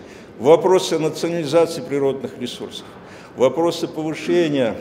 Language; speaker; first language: Russian; native; Russian